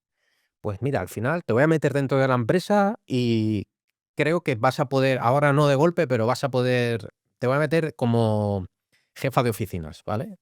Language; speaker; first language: Spanish; native; Spanish